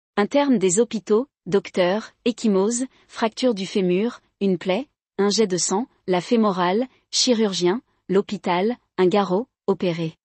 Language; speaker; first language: French; non-native, local second language; Arabic